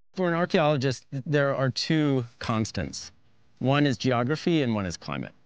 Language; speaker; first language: English; native; English